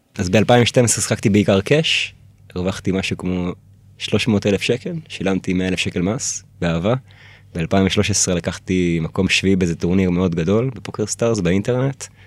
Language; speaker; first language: Hebrew; early bilingual, other home language; Russian